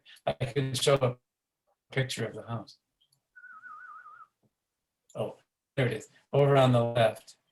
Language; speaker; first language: English; native; English